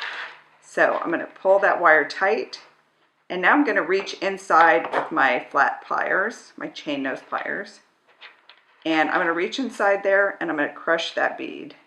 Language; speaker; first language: English; native; English